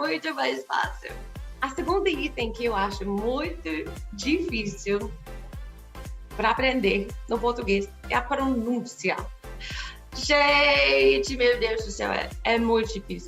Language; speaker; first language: Portuguese; non-native, fluent; English